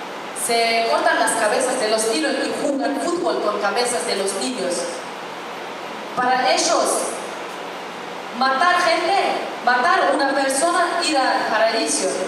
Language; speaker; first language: Spanish; non-native, fluent; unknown